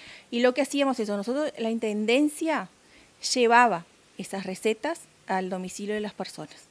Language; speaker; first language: Spanish; native; Spanish